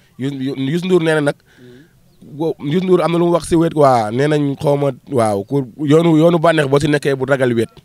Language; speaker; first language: Wolof; non-native, local second language; Fula